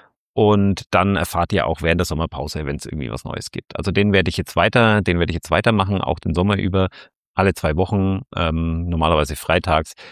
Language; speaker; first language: German; native; German